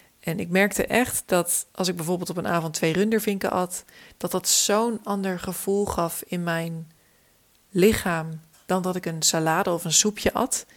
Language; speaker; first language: Dutch; native; Dutch